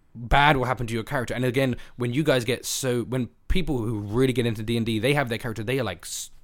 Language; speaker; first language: English; native; English